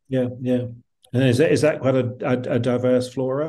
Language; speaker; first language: English; native; English